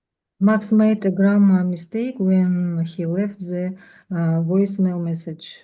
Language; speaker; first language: English; non-native, learner; Russian